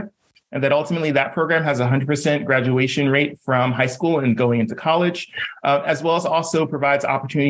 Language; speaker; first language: English; native; English